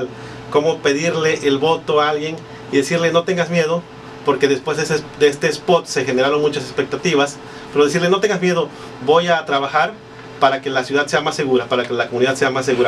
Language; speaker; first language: Spanish; native; Spanish